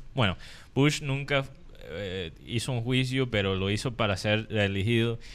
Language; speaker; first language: Spanish; non-native, fluent; English